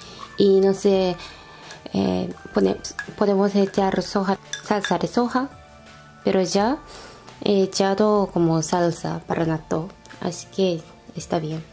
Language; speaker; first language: Spanish; non-native, fluent; Japanese